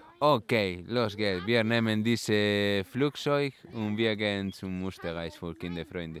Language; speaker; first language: German; non-native, learner; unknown